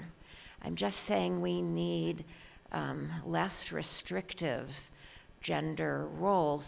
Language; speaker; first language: English; native; English